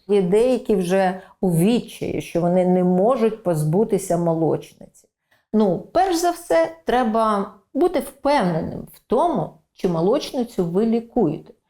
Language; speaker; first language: Ukrainian; native; Ukrainian